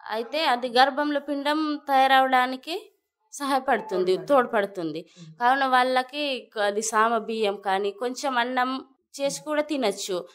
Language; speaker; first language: Telugu; non-native, local second language; Gondi